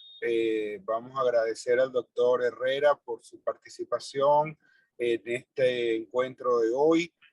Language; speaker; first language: Spanish; native; Spanish